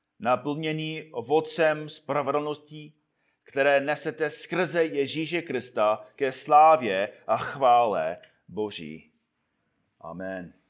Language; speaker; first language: Czech; non-native, fluent; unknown